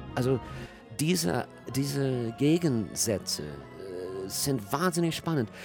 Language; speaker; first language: German; non-native, fluent; English